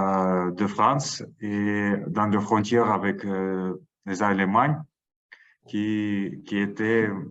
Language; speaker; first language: French; non-native, learner; Russian